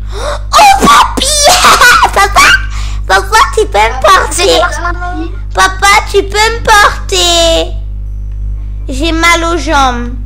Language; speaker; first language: French; native; French